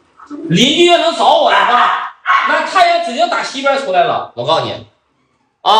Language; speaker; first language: Chinese; native; Chinese